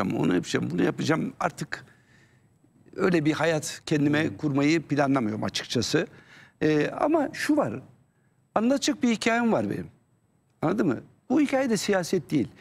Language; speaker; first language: Turkish; native; Turkish